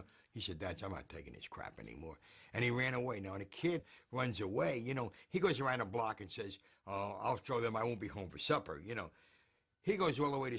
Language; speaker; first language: English; native; English